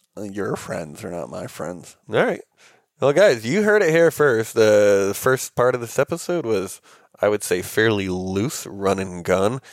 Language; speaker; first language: English; native; English